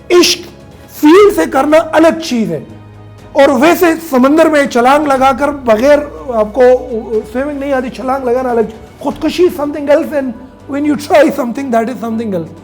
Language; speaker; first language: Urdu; non-native, local second language; Pashto